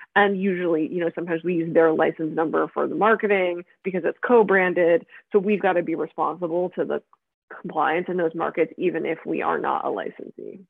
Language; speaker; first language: English; native; English